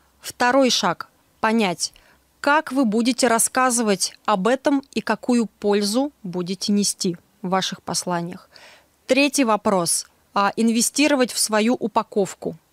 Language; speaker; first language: Russian; native; Russian